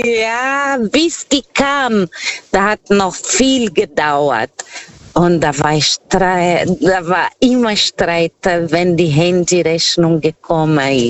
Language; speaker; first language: German; non-native, fluent; Portuguese